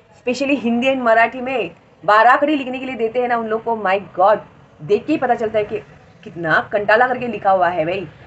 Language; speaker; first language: Hindi; non-native, local second language; Marathi